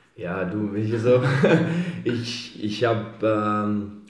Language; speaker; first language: German; early bilingual, other home language; Serbian